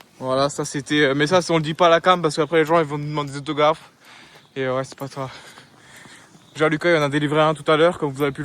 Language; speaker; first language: French; native; French